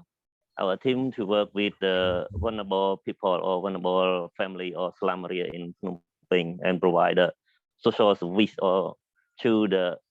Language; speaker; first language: English; non-native, learner; Khmer